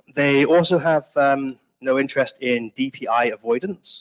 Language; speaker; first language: English; native; English